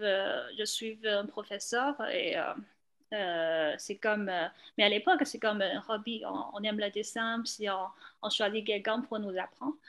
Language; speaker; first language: French; non-native, fluent; Chinese